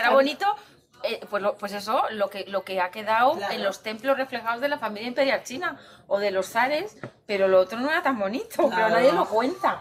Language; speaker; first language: Spanish; native; Spanish